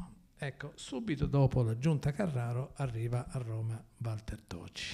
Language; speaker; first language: Italian; native; Italian